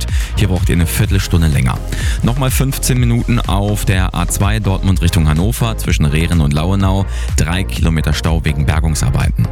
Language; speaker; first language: German; native; German